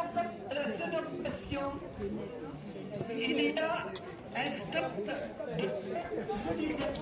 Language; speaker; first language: French; native; French